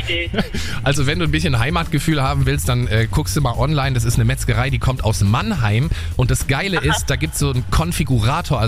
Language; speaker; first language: German; native; German